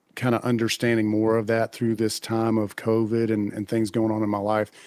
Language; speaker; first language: English; native; English